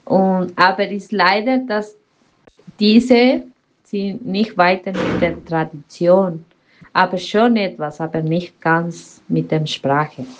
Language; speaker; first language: German; early bilingual, heritage; Spanish